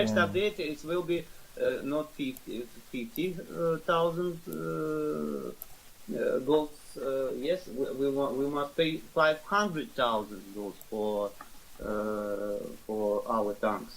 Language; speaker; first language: English; non-native, learner; Russian